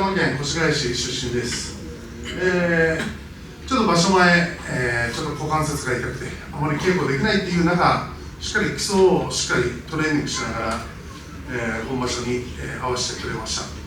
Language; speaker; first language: Japanese; native; Japanese